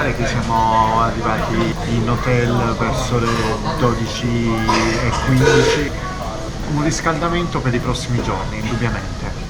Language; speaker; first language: Italian; native; Italian